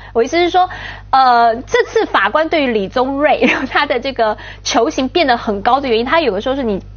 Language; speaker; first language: Chinese; native; Chinese